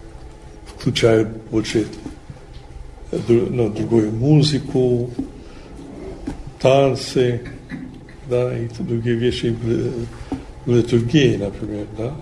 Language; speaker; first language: Russian; non-native, fluent; English